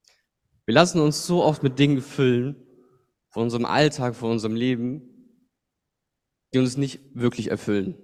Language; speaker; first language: German; native; German